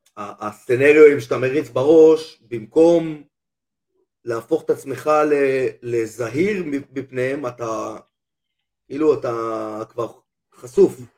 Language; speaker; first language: Hebrew; native; Hebrew